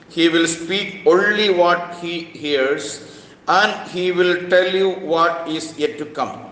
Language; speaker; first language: English; non-native, local second language; Malayalam